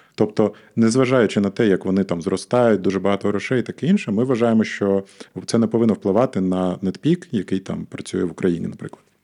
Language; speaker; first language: Ukrainian; non-native, local second language; Russian